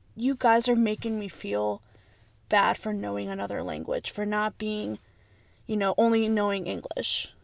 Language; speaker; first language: English; early bilingual, other home language; Spanish